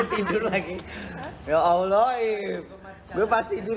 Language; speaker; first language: Vietnamese; native; Vietnamese